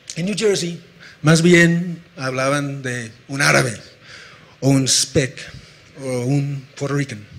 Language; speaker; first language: Spanish; non-native, fluent; English